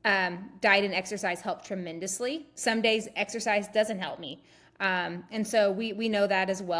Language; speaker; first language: English; native; English